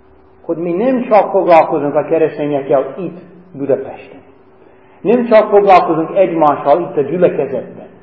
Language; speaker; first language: Hungarian; non-native, fluent; English